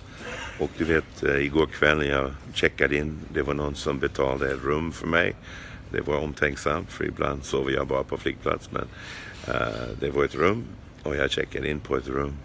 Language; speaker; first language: Swedish; non-native, fluent; English